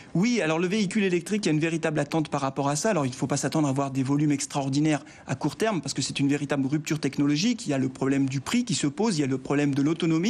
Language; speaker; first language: French; native; French